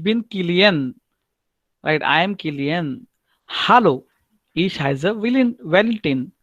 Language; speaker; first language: German; non-native, learner; Marathi